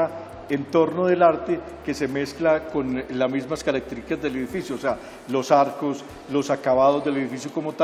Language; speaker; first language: Spanish; native; Spanish